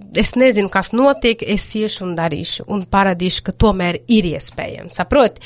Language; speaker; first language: Latvian; non-native, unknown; Portuguese